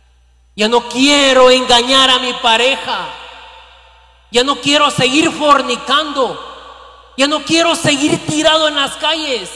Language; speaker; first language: Spanish; native; Spanish